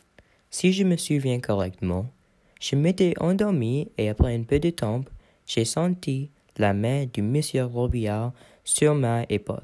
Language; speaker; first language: French; non-native, learner; English